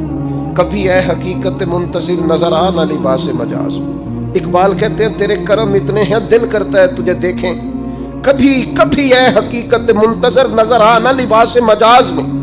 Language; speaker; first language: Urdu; non-native, local second language; Punjabi